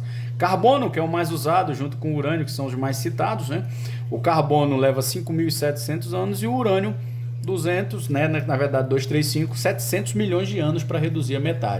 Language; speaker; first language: Portuguese; native; Portuguese